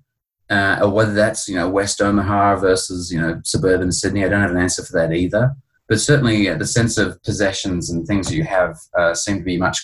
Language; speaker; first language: English; native; English